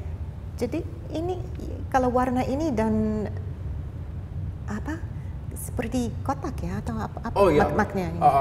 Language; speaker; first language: Indonesian; non-native, fluent; English